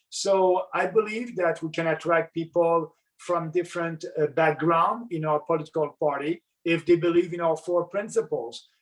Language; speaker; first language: English; non-native, local second language; French